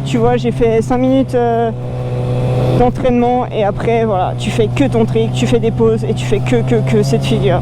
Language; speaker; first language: French; native; French